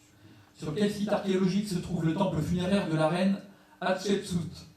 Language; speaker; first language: French; native; French